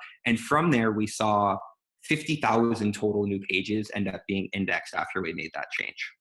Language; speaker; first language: English; native; English